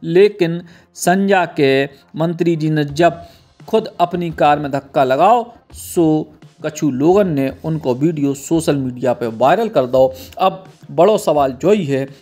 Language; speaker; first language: Hindi; native; Hindi